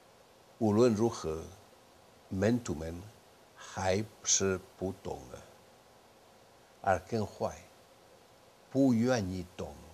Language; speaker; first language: Chinese; non-native, fluent; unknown